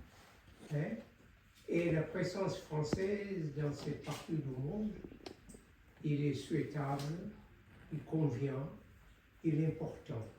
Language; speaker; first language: French; non-native, local second language; Comorian